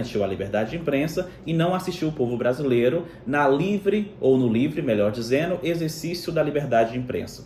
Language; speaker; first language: Portuguese; native; Portuguese